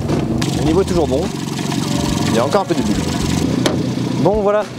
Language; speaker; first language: French; native; French